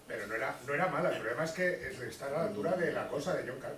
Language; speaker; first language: Spanish; native; Spanish